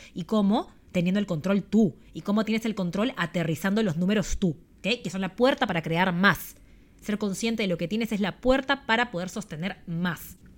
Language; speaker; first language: Spanish; native; Spanish